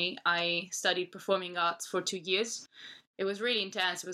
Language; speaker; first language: English; non-native, fluent; Italian